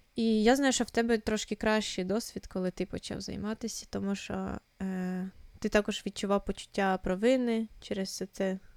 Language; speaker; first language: Ukrainian; non-native, local second language; Russian